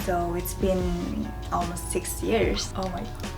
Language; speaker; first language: English; non-native, fluent; Mongolian